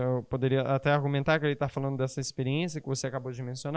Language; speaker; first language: Portuguese; native; Portuguese